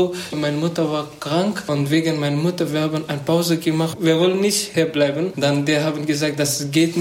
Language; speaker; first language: German; non-native, learner; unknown